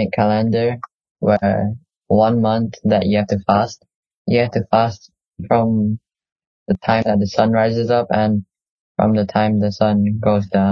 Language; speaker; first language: English; non-native, local second language; Malay